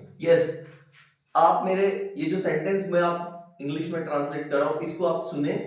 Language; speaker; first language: Hindi; native; Hindi